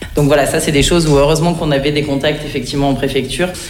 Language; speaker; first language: French; native; French